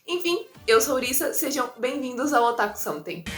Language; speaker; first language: Portuguese; native; Portuguese